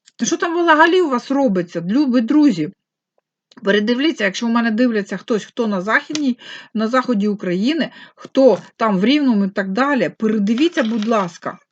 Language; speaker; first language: Ukrainian; non-native, local second language; Russian